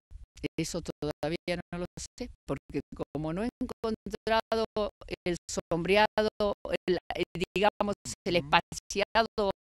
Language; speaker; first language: Spanish; native; Spanish